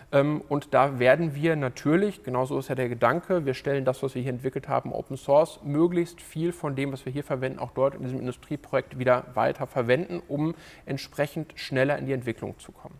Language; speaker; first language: German; native; German